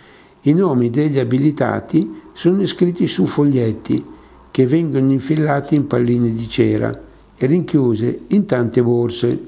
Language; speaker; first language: Italian; native; Italian